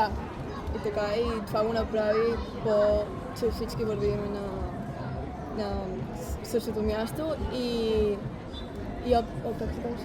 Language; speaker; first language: Bulgarian; early bilingual, heritage; Bulgarian